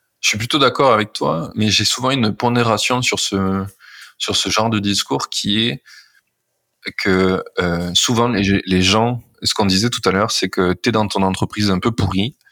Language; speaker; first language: French; native; French